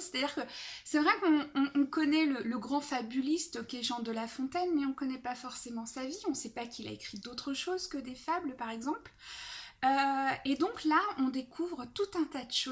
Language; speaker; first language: French; native; French